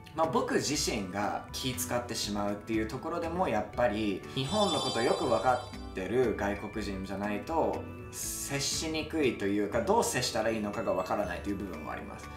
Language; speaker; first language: Japanese; non-native, fluent; English